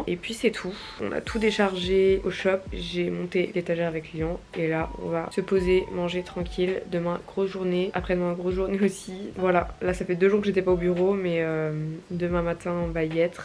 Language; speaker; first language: French; native; French